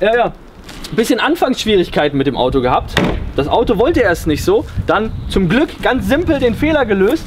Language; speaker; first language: German; native; German